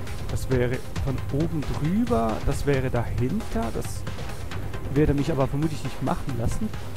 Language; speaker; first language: German; non-native, fluent; Swiss German